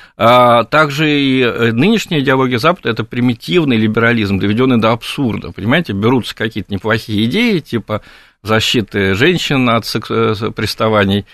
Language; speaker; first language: Russian; native; Russian